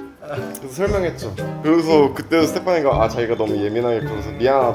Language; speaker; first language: Korean; native; Korean